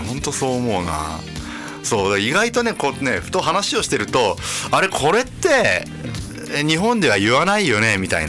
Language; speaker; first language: Japanese; native; Japanese